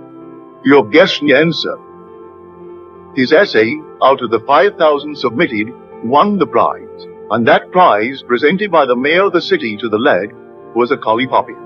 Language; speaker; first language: English; native; English